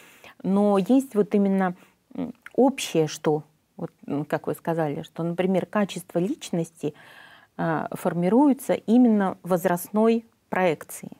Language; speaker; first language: Russian; native; Russian